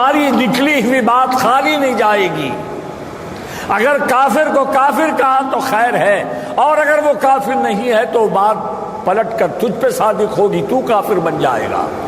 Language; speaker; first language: Urdu; native; Urdu